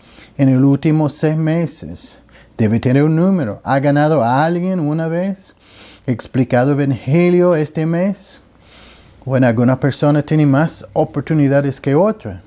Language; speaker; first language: Spanish; non-native, learner; English